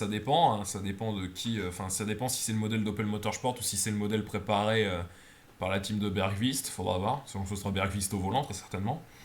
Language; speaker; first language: French; native; French